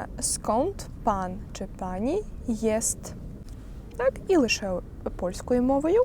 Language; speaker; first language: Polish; non-native, fluent; Ukrainian